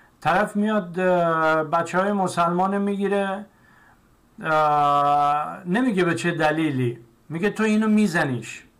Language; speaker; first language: Persian; native; Persian